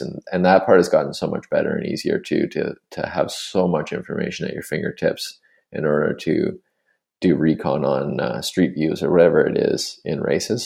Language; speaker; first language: English; native; English